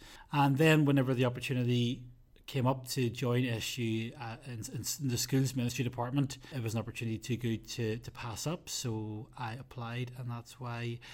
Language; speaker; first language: English; native; English